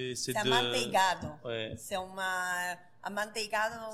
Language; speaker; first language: French; non-native, fluent; Spanish